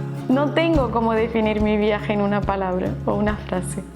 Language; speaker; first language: Spanish; non-native, fluent; Portuguese